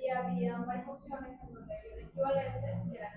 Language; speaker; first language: Spanish; native; Spanish